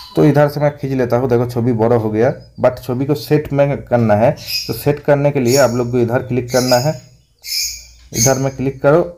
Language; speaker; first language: Hindi; non-native, local second language; Bangla